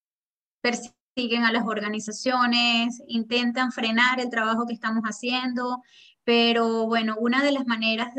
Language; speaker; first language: Spanish; native; Spanish